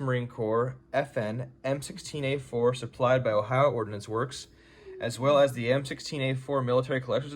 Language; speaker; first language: English; native; English